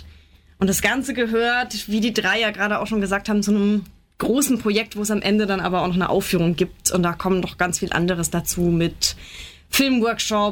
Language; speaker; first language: German; native; German